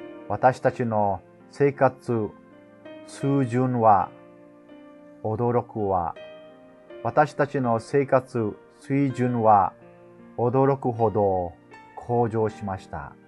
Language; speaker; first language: Japanese; non-native, fluent; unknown